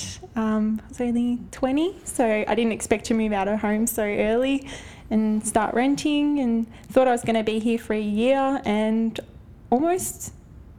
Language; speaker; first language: English; native; English